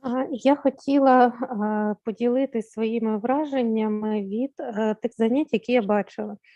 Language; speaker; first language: Ukrainian; native; Ukrainian